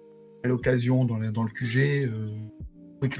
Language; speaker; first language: French; native; French